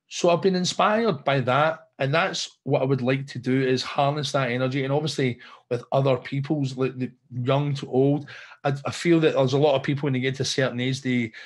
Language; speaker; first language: English; native; English